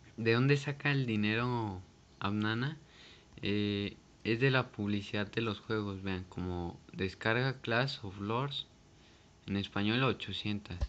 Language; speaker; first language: Spanish; native; Spanish